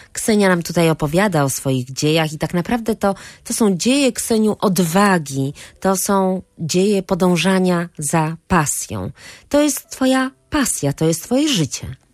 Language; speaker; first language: Polish; native; Polish